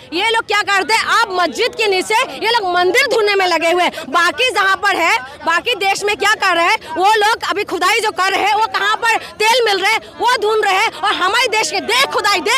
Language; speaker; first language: Hindi; non-native, local second language; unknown